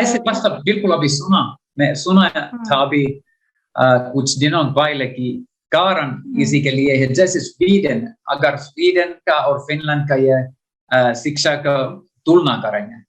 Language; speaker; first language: Hindi; non-native, learner; Finnish